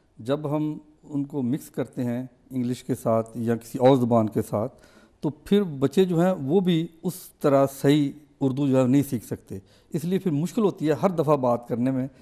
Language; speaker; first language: Urdu; native; Urdu